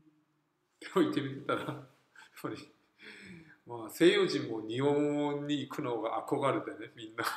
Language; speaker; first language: Japanese; non-native, fluent; Korean